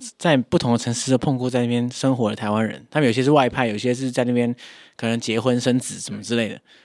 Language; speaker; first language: Chinese; native; Chinese